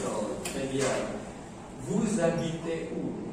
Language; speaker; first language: French; non-native, fluent; Indonesian